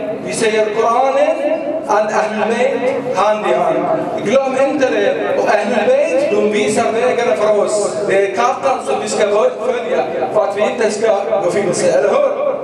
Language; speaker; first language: Swedish; early bilingual, other home language; Arabic